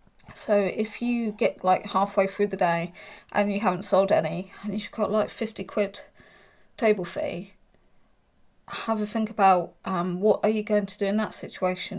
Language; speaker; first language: English; native; English